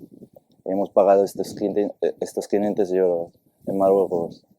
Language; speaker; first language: Spanish; non-native, fluent; Arabic